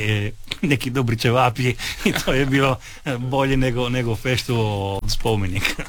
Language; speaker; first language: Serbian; non-native, learner; Italian